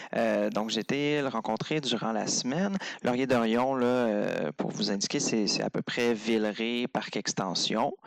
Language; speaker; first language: French; native; French